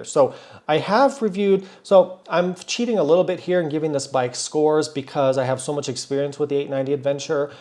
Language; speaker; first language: English; native; English